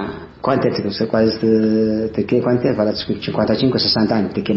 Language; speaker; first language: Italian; non-native, learner; Tigrinya